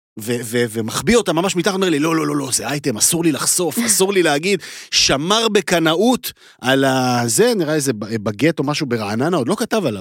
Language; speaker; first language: Hebrew; native; Hebrew